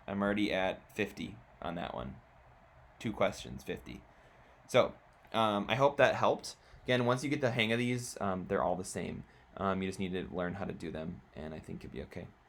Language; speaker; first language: English; native; English